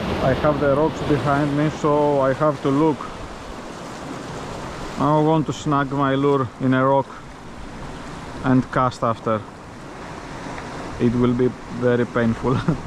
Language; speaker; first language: English; non-native, learner; Greek